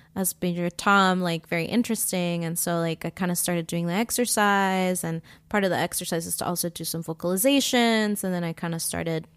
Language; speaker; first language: English; early bilingual, other home language; Spanish